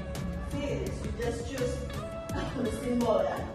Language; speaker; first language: English; non-native, fluent; Indonesian